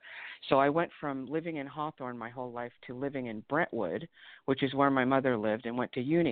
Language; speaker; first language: English; native; English